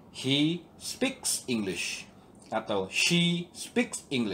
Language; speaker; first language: English; non-native, learner; Indonesian